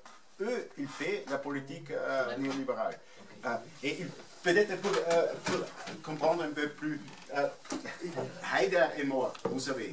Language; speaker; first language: French; non-native, fluent; German